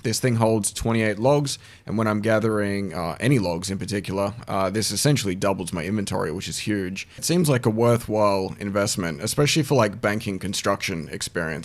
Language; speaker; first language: English; native; English